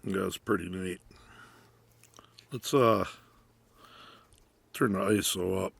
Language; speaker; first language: English; native; English